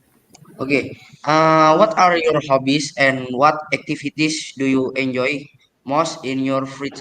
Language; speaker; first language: English; non-native, learner; Indonesian